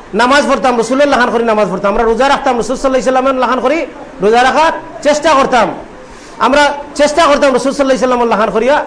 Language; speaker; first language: Bangla; native; Bangla